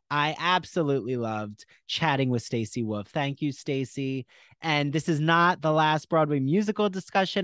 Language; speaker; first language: English; native; English